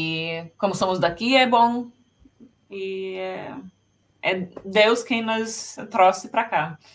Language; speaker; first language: Portuguese; non-native, fluent; Finnish